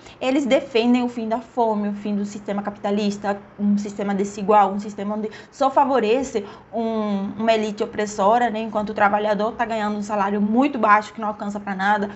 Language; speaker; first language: Portuguese; non-native, fluent; Spanish